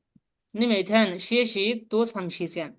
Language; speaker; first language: Chinese; non-native, fluent; Bangla